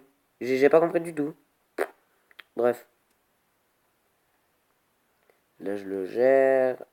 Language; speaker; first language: French; native; French